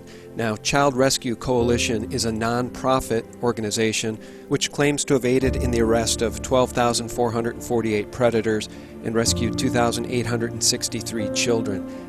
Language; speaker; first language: English; native; English